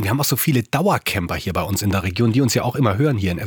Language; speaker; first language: German; native; German